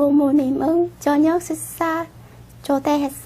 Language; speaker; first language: Korean; non-native, learner; Vietnamese